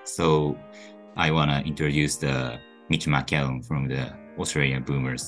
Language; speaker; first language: English; non-native, learner; Japanese